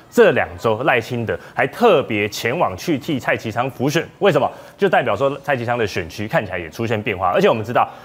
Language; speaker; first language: Chinese; native; Chinese